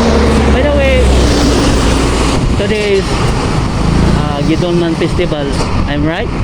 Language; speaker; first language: English; early bilingual, heritage; English